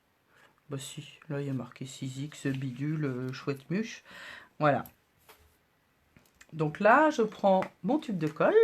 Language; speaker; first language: French; native; French